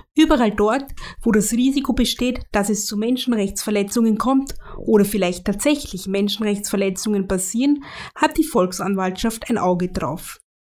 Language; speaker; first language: German; native; German